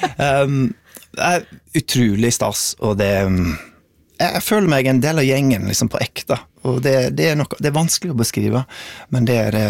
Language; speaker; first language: Norwegian; non-native, fluent; English